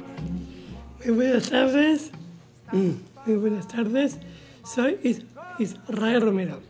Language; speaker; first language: Spanish; native; Spanish